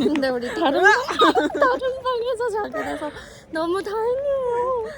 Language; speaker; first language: Korean; native; Korean